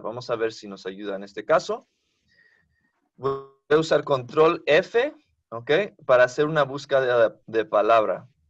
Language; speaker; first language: Spanish; non-native, fluent; English